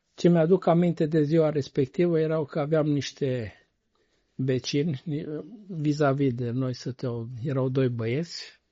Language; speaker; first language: Romanian; non-native, local second language; Bulgarian